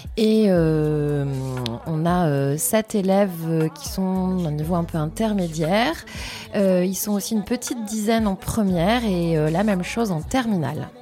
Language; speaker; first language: French; native; French